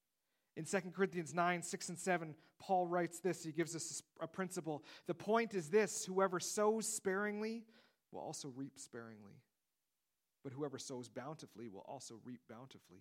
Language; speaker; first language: English; native; English